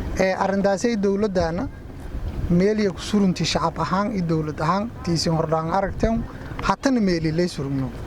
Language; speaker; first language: Somali; non-native, local second language; Maay